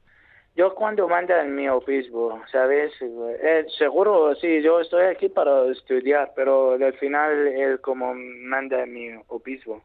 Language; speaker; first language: Spanish; non-native, learner; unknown